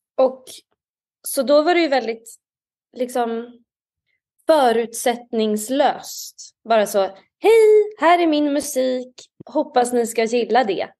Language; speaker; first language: Swedish; native; Swedish